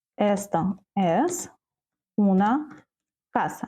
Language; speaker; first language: Spanish; non-native, fluent; Ukrainian